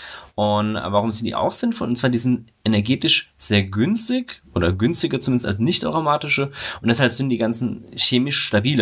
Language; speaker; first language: German; native; German